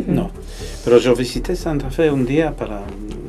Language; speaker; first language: Spanish; non-native, fluent; English